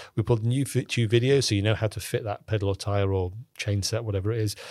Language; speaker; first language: English; native; English